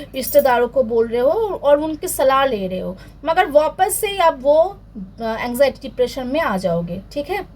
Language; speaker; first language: Hindi; non-native, local second language; Bangla